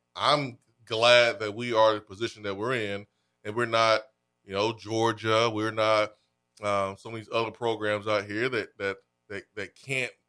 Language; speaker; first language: English; native; English